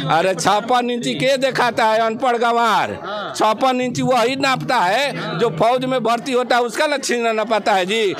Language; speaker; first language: Hindi; native; Hindi